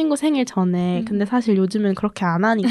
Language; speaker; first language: Korean; native; Korean